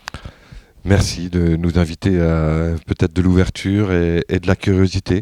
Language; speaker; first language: French; native; French